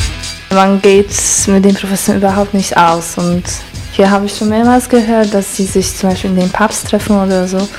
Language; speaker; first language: German; non-native, fluent; Polish